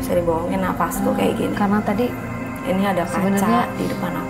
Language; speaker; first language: Indonesian; native; Indonesian